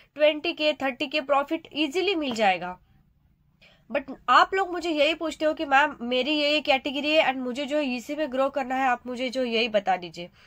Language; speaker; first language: Hindi; native; Hindi